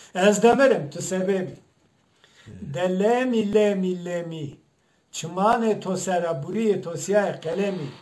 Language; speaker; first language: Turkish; non-native, local second language; Zaza